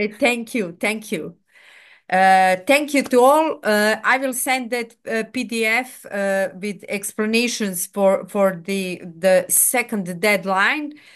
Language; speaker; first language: English; non-native, learner; Serbian